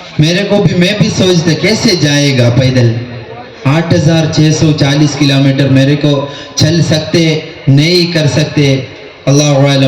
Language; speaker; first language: Hindi; non-native, local second language; Malayalam